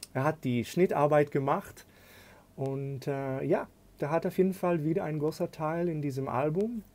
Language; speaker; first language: German; non-native, fluent; Hebrew